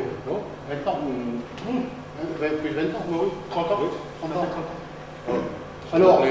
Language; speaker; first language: French; native; French